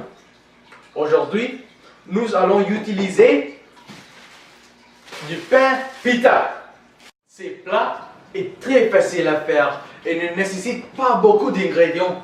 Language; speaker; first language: French; non-native, learner; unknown